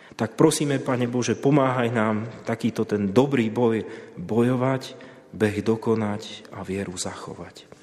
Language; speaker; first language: Slovak; native; Slovak